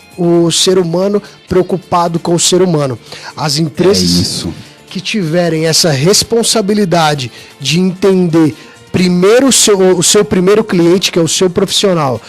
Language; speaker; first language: Portuguese; native; Portuguese